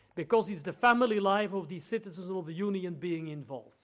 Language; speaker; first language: English; non-native, fluent; Dutch